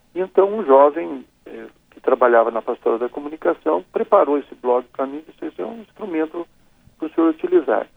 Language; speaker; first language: Portuguese; native; Portuguese